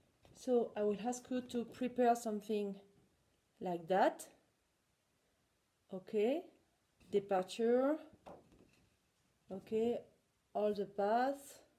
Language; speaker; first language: English; non-native, learner; French